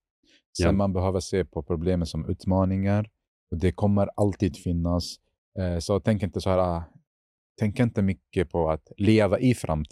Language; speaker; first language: Swedish; non-native, fluent; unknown